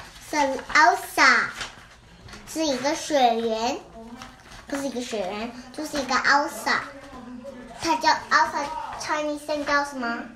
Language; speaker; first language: Chinese; early bilingual, heritage; English